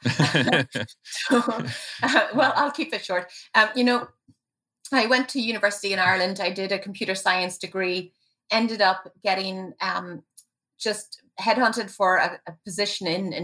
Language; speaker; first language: English; native; English